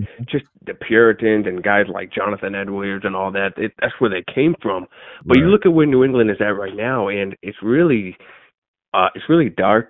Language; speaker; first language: English; native; English